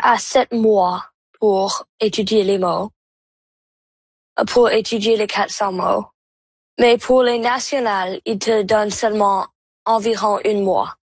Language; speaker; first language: French; non-native, local second language; English